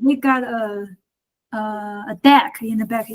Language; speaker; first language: English; non-native, learner; Chinese